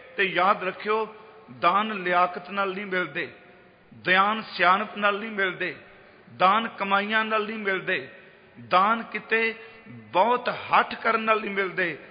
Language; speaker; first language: Punjabi; native; Punjabi